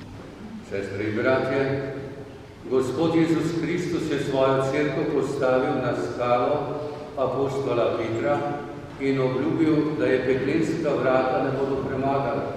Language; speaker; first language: Slovenian; native; Slovenian